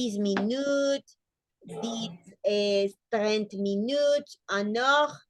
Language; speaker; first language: French; non-native, learner; Spanish